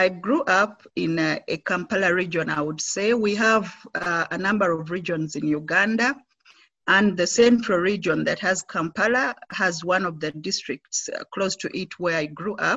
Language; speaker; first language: English; non-native, local second language; Ganda